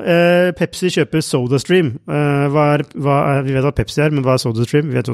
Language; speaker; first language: Norwegian; native; Norwegian